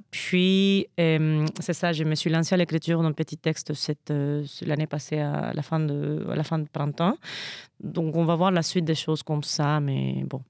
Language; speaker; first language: French; non-native, fluent; Spanish